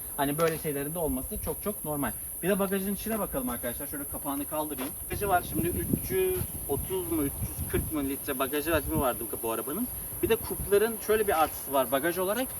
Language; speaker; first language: Turkish; native; Turkish